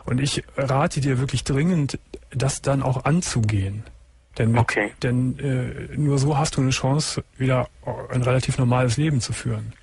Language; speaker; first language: German; native; German